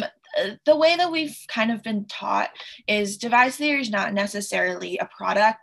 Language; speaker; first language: English; early bilingual, other home language; Chinese